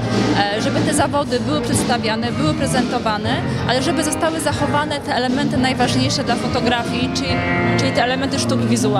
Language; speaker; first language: Polish; native; Polish